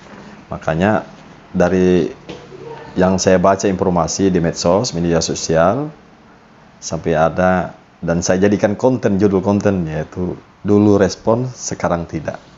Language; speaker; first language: Indonesian; native; Indonesian